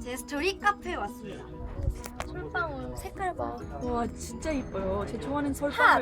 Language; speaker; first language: Korean; non-native, learner; English